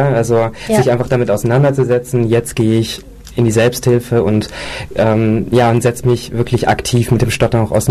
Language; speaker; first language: German; native; German